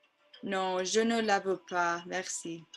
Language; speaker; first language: French; non-native, learner; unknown